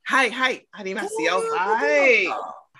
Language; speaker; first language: Japanese; non-native, learner; English